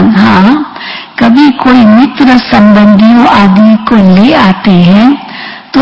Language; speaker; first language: Hindi; native; Hindi